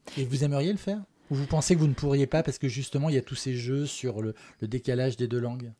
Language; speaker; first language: French; native; French